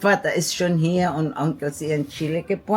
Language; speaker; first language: German; early bilingual, heritage; German